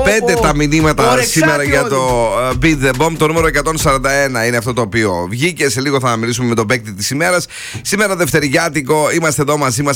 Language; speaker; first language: Greek; native; Greek